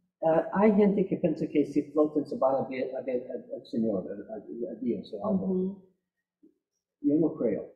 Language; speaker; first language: Spanish; non-native, fluent; English